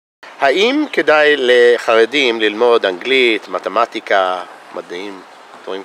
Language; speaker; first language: Hebrew; non-native, fluent; English